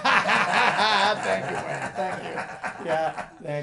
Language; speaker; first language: English; native; English